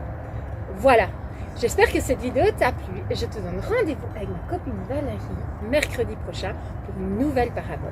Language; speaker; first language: French; native; French